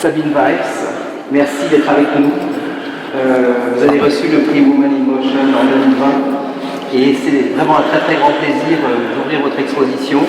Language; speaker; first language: French; native; French